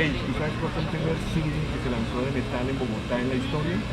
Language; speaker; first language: Spanish; native; Spanish